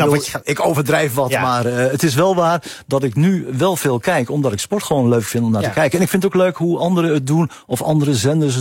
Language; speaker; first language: Dutch; native; Dutch